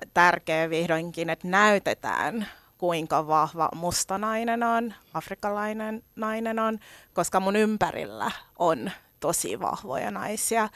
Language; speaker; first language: Finnish; early bilingual, other home language; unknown